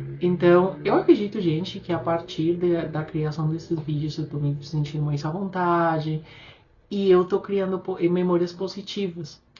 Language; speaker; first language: Portuguese; non-native, fluent; Spanish